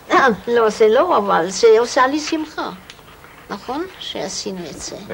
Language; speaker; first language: Hebrew; non-native, fluent; German